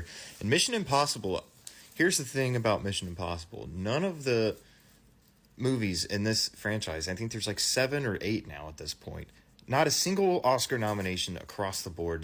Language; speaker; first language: English; native; English